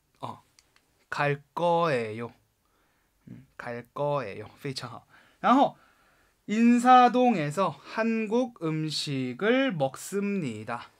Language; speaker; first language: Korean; non-native, fluent; Chinese